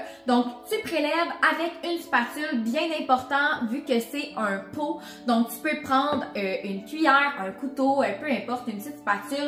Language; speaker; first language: French; native; French